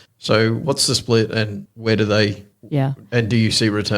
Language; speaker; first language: English; native; English